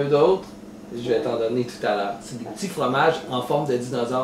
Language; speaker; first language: French; native; French